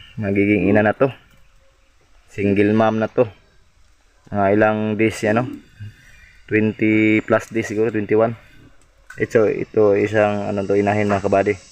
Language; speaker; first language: Filipino; non-native, local second language; Cebuano